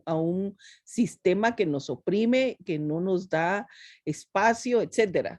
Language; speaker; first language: Spanish; native; Spanish